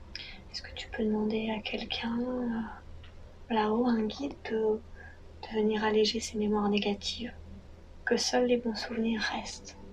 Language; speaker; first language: French; native; French